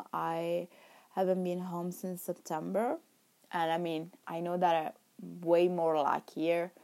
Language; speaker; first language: English; non-native, fluent; Italian